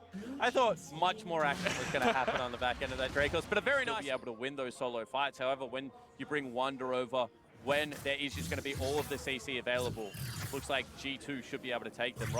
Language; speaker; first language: English; native; English